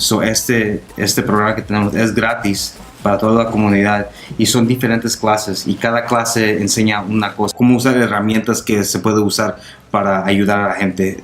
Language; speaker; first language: Spanish; non-native, local second language; English